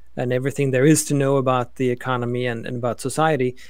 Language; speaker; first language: English; non-native, fluent; Swedish